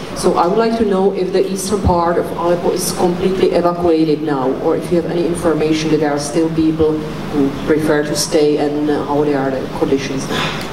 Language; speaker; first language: English; non-native, fluent; Czech